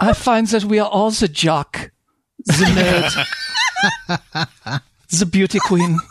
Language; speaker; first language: English; native; English